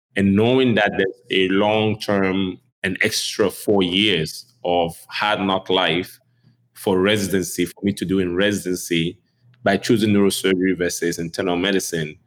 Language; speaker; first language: English; non-native, local second language; Akan